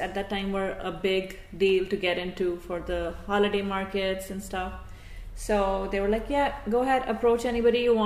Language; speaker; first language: English; non-native, local second language; Hindi